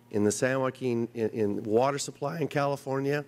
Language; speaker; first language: English; native; English